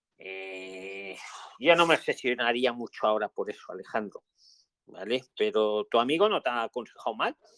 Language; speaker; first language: Spanish; native; Spanish